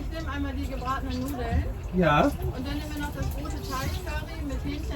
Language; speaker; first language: German; native; German